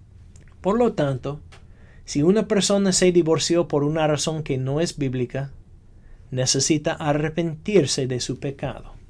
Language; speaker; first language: Spanish; non-native, fluent; English